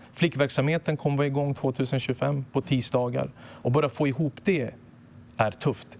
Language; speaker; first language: Swedish; early bilingual, other home language; Serbian